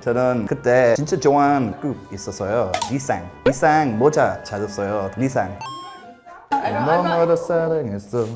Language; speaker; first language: Korean; non-native, learner; English